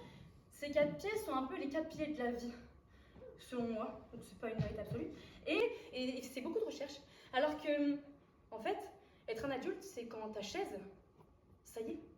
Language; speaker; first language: French; native; French